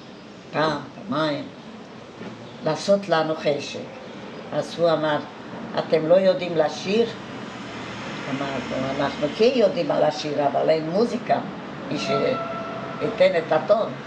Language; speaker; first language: Hebrew; non-native, fluent; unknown